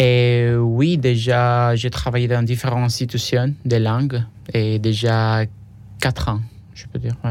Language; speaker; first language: French; non-native, fluent; Spanish